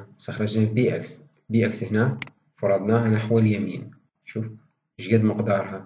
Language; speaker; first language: Arabic; native; Arabic